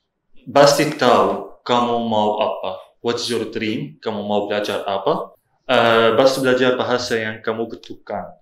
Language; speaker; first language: Indonesian; non-native, learner; Arabic